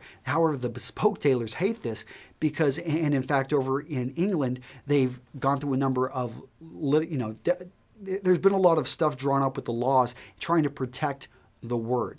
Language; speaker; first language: English; native; English